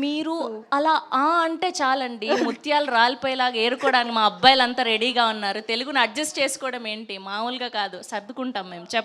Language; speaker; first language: Telugu; native; Telugu